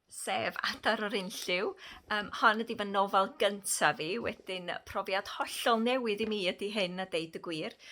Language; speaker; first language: Welsh; native; Welsh